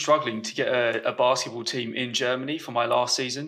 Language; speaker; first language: English; native; English